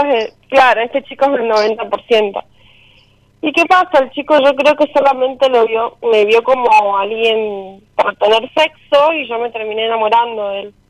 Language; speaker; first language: Spanish; native; Spanish